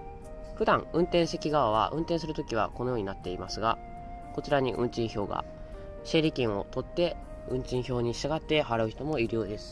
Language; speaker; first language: Japanese; native; Japanese